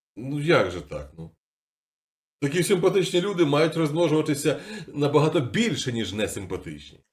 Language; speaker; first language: Ukrainian; native; Ukrainian